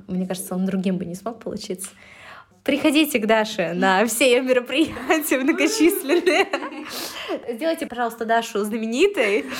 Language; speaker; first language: Russian; native; Russian